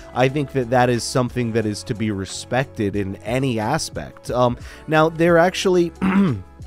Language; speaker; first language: English; native; English